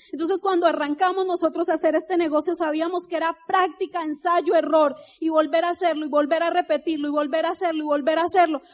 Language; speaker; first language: Spanish; native; Spanish